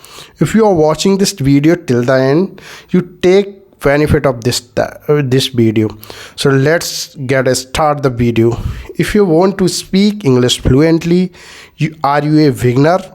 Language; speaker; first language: English; non-native, learner; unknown